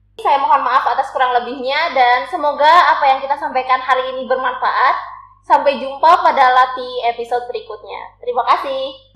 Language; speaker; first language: Indonesian; native; Indonesian